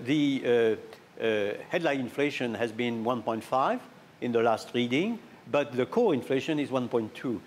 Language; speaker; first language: English; non-native, fluent; French